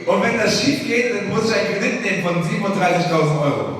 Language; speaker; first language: German; native; German